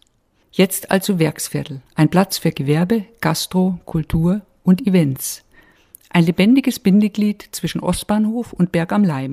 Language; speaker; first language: German; native; German